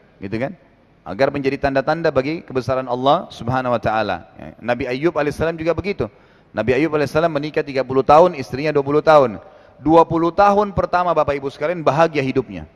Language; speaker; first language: Indonesian; native; Indonesian